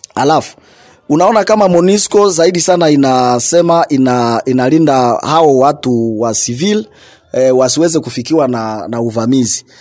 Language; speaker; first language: Swahili; non-native, local second language; Nande